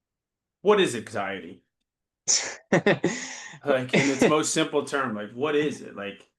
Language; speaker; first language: English; native; English